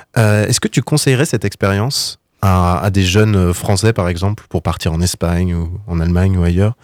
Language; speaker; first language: French; native; French